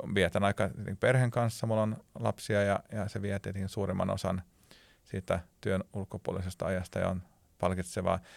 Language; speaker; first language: Finnish; non-native, local second language; Swedish